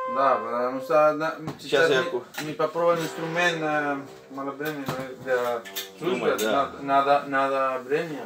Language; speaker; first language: Russian; non-native, learner; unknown